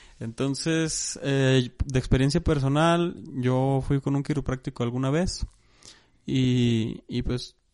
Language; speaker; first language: Spanish; native; Spanish